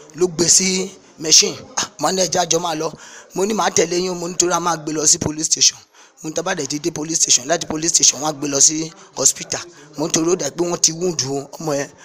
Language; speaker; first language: Yoruba; native; Yoruba